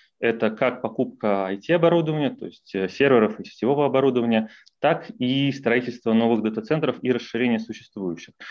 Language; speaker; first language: Russian; native; Russian